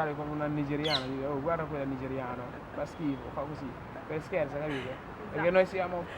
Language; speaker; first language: Italian; non-native, learner; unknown